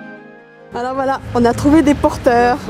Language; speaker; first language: French; native; French